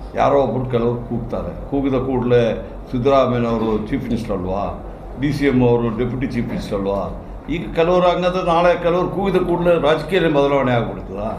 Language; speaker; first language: Kannada; non-native, local second language; Malayalam